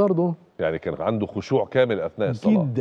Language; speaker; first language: Arabic; native; Arabic